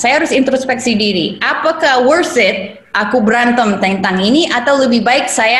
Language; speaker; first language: Indonesian; non-native, fluent; English